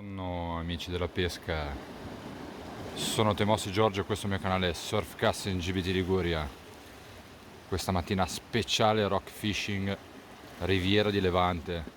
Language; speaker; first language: Italian; native; Italian